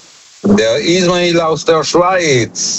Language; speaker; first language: German; early bilingual, other home language; Turkish